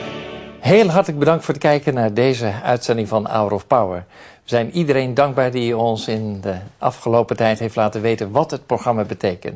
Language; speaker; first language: Dutch; native; Dutch